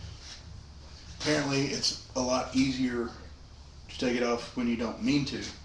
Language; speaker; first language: English; native; English